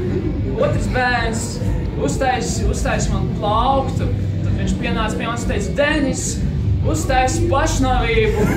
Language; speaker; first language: Latvian; non-native, local second language; Russian